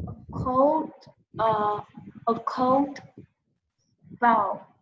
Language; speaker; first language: English; non-native, learner; Vietnamese